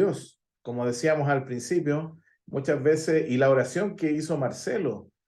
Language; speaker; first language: Spanish; native; Spanish